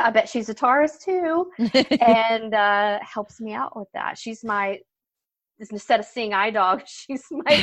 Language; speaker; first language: English; native; English